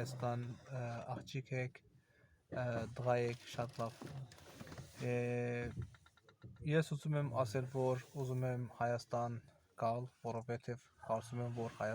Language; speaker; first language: Armenian; non-native, learner; Azerbaijani